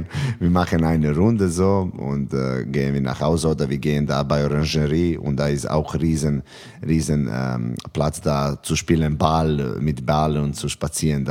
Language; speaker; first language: German; non-native, fluent; Serbian